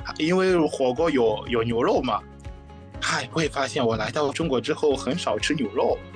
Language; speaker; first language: Chinese; non-native, fluent; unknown